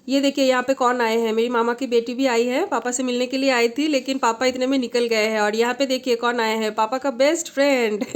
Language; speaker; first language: Hindi; non-native, local second language; Bangla